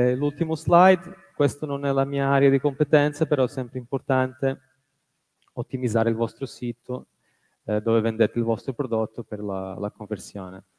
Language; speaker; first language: Italian; non-native, fluent; Portuguese